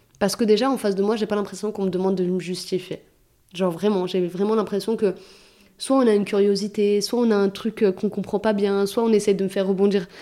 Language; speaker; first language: French; early bilingual, other home language; Arabic